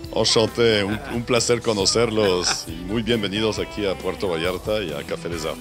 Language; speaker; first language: Spanish; non-native, fluent; French